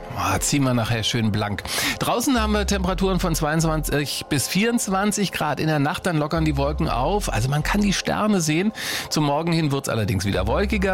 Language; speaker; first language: German; native; German